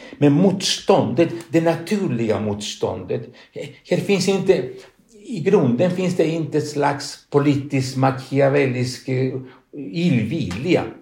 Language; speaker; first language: Swedish; non-native, fluent; Spanish